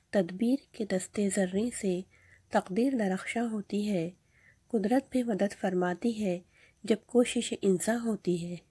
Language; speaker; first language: Urdu; native; Urdu